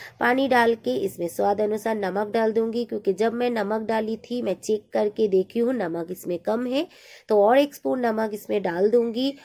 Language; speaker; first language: Hindi; non-native, local second language; Bangla